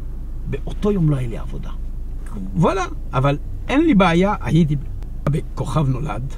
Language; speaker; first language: Hebrew; non-native, fluent; French